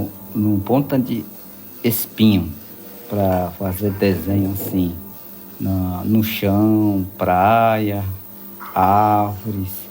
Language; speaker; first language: Portuguese; non-native, local second language; Yanomámi